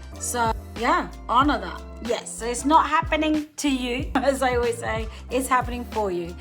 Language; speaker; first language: English; native; English